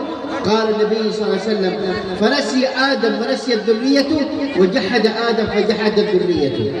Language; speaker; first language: Arabic; native; Arabic